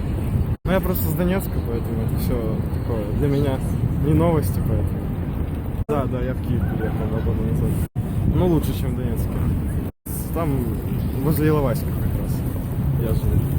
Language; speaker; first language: Russian; native; Russian